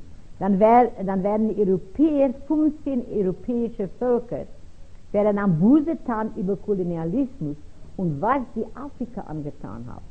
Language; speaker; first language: German; non-native, fluent; Afrikaans